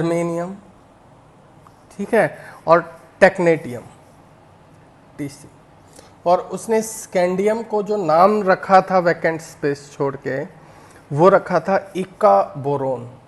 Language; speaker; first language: Hindi; native; Hindi